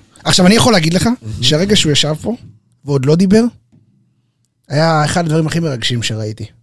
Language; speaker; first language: Hebrew; native; Hebrew